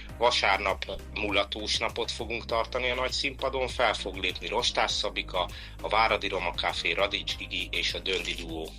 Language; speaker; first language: Hungarian; native; Hungarian